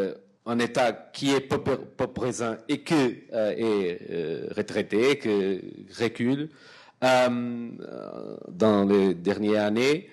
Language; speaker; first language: French; non-native, fluent; Portuguese